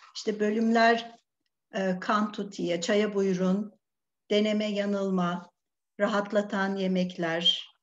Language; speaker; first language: Turkish; native; Turkish